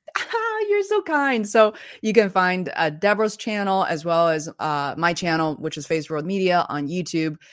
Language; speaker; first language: English; non-native, fluent; Chinese